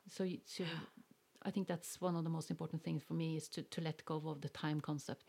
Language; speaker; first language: English; non-native, fluent; Norwegian